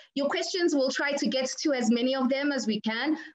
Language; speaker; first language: English; non-native, local second language; Zulu